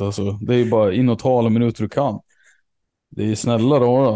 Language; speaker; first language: Swedish; native; Swedish